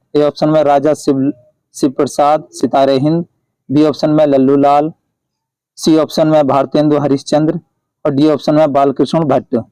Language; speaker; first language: Hindi; native; Hindi